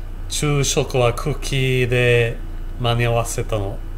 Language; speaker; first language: Japanese; non-native, learner; English